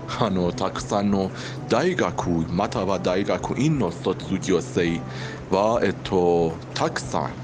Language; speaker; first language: Japanese; non-native, learner; Persian